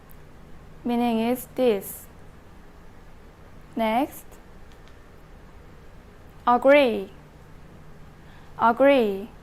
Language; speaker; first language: English; non-native, learner; Indonesian